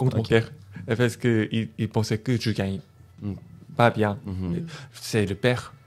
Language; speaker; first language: French; non-native, learner; Korean